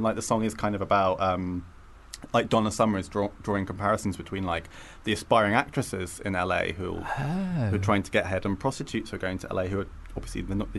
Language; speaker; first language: English; native; English